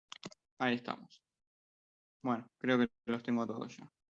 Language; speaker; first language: Spanish; native; Spanish